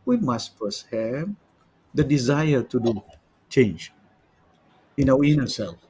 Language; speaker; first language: English; non-native, local second language; Malay